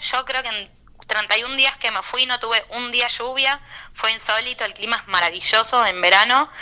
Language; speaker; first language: Spanish; native; Spanish